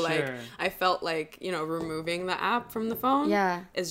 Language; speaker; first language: English; non-native, fluent; Russian